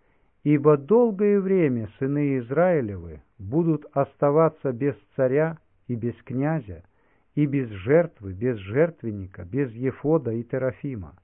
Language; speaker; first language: Russian; native; Russian